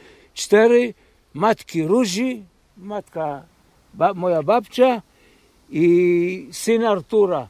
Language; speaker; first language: Polish; early bilingual, heritage; Polish